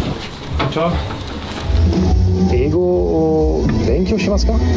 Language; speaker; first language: Japanese; non-native, learner; French